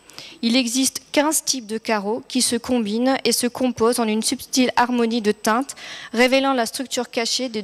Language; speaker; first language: French; native; French